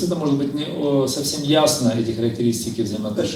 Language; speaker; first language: Russian; native; Russian